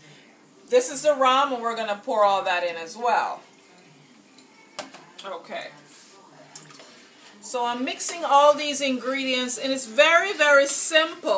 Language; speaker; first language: English; native; English